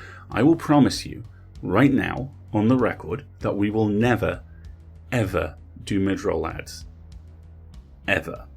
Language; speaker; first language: English; native; English